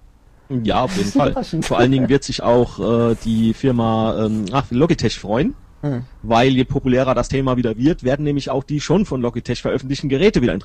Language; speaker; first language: German; native; German